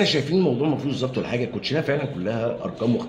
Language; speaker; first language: Arabic; native; Arabic